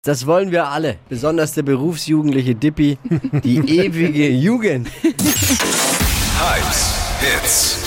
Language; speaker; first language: German; native; German